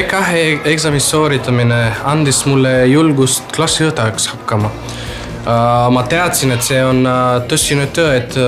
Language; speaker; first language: Estonian; non-native, fluent; Macedonian